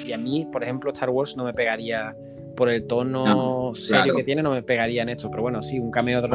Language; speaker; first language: Spanish; native; Spanish